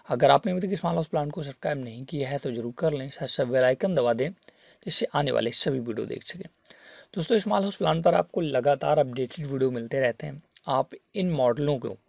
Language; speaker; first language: Hindi; native; Hindi